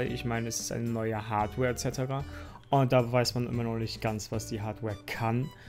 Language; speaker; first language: German; native; German